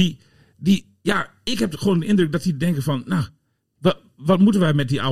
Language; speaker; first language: Dutch; native; Dutch